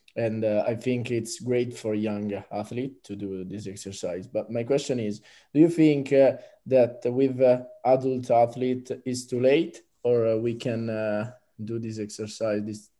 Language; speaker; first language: English; non-native, fluent; Italian